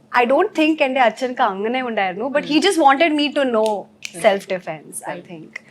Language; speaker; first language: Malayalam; early bilingual, heritage; Malayalam